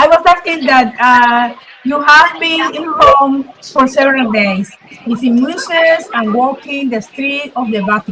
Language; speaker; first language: English; non-native, learner; Spanish